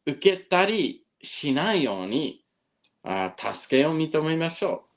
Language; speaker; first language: Japanese; non-native, fluent; English